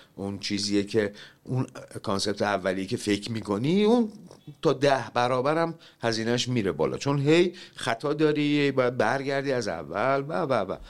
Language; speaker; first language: Persian; native; Persian